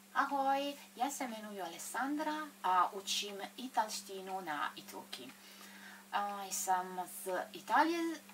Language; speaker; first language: Czech; non-native, learner; Italian